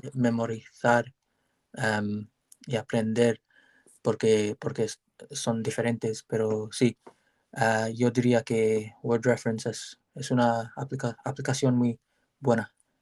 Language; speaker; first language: Spanish; non-native, learner; English